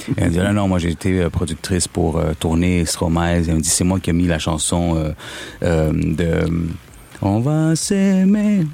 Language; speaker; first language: French; early bilingual, other home language; Spanish